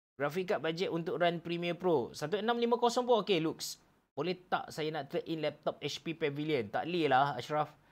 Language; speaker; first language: Malay; native; Malay